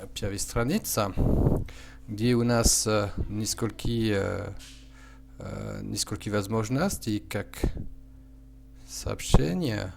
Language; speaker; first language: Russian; non-native, learner; French